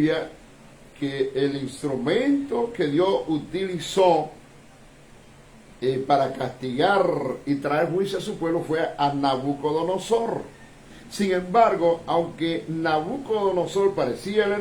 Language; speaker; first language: Spanish; native; Spanish